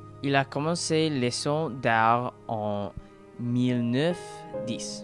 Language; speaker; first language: French; non-native, learner; English